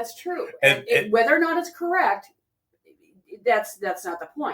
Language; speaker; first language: English; native; English